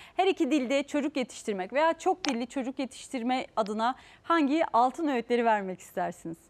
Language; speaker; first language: Turkish; native; Turkish